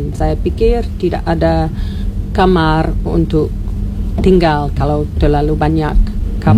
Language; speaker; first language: Indonesian; non-native, learner; English